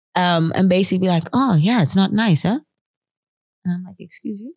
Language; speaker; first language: English; native; English